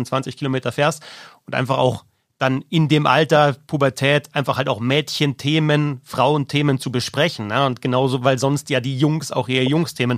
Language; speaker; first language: German; native; German